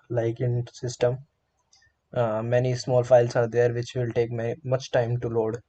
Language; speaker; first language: English; non-native, local second language; Hindi